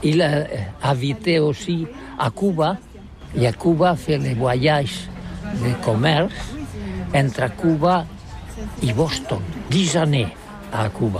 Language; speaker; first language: French; non-native, learner; Catalan